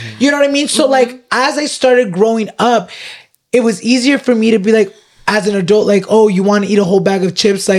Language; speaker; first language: English; early bilingual, other home language; Spanish